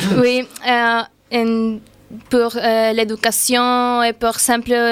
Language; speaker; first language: French; non-native, learner; Spanish